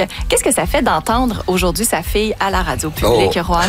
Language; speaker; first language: French; native; French